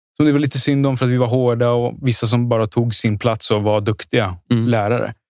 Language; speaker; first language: Swedish; early bilingual, other home language; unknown